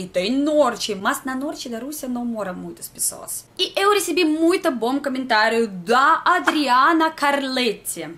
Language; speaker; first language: Portuguese; non-native, learner; Russian